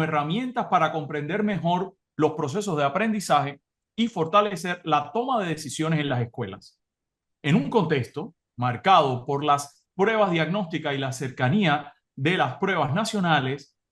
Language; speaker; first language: Spanish; native; Spanish